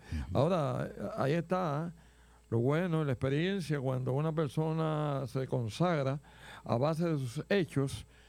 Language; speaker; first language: Spanish; native; Spanish